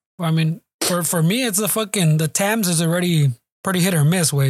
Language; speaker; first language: English; early bilingual, other home language; Spanish